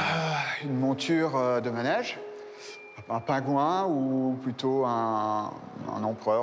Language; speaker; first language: French; native; French